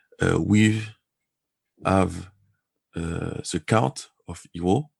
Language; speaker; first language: English; non-native, learner; French